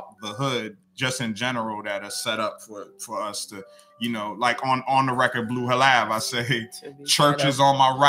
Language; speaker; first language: English; native; English